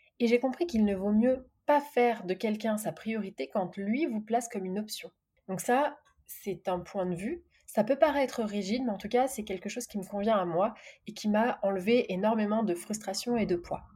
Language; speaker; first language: French; native; French